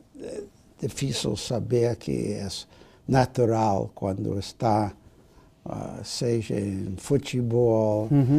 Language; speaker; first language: Portuguese; non-native, fluent; English